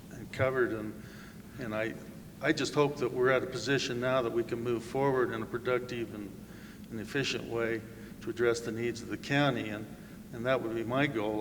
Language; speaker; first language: English; native; English